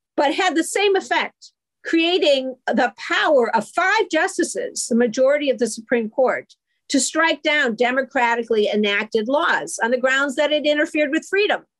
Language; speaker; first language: English; native; English